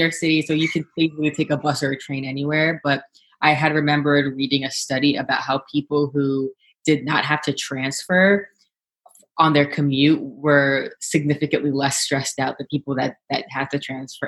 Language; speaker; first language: English; native; English